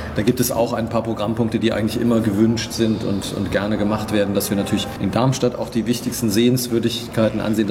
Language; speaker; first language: German; native; German